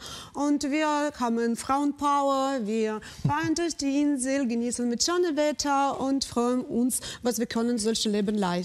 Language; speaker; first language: German; non-native, fluent; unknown